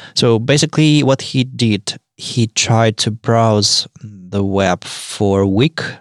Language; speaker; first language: English; non-native, fluent; Russian